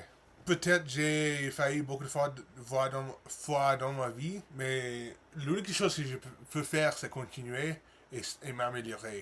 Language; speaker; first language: French; non-native, learner; English